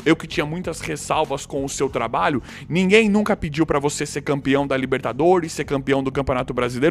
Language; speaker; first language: Portuguese; native; Portuguese